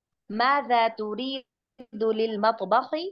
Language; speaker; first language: Arabic; non-native, learner; Urdu